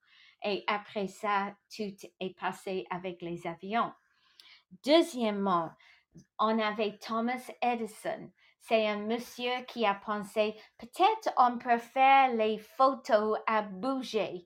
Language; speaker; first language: French; non-native, local second language; English